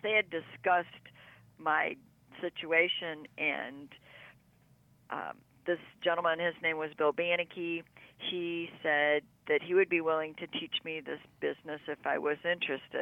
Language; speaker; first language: English; native; English